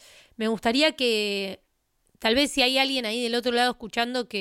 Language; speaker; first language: Spanish; native; Spanish